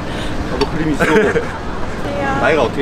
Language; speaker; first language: Korean; native; Korean